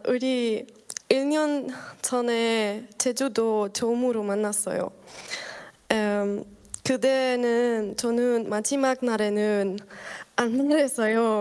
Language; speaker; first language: Korean; non-native, learner; Spanish